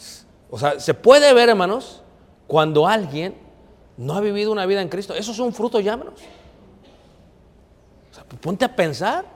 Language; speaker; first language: Spanish; native; Spanish